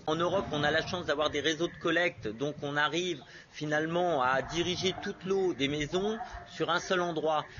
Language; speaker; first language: French; native; French